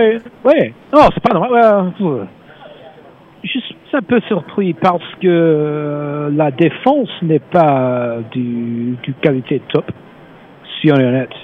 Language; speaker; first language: French; non-native, fluent; English